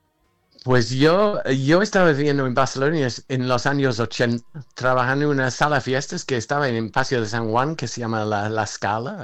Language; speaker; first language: Spanish; non-native, fluent; English